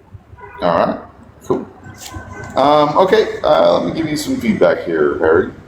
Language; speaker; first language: English; native; English